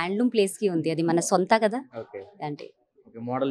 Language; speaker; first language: Telugu; non-native, local second language; Hindi